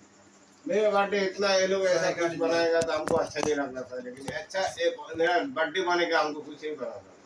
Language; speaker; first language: Hindi; non-native, local second language; Bangla